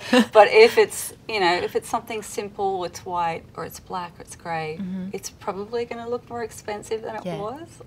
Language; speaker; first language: English; native; English